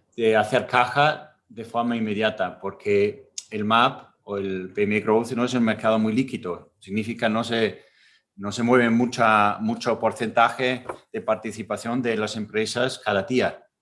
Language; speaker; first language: Spanish; non-native, fluent; German